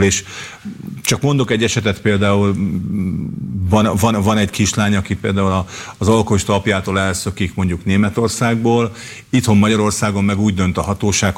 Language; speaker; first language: Hungarian; native; Hungarian